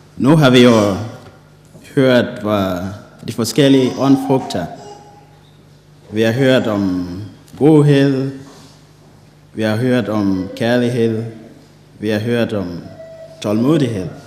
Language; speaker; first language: Danish; non-native, fluent; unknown